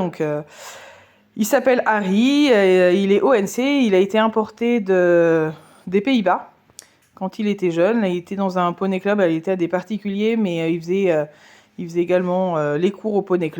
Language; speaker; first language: French; native; French